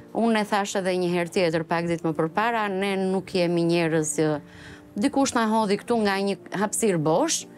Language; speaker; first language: Albanian; native; Albanian